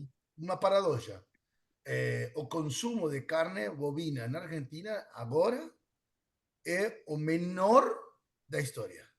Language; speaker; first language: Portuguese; non-native, learner; Spanish